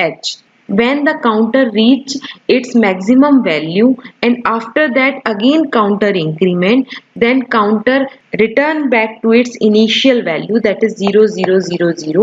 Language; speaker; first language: English; non-native, local second language; Hindi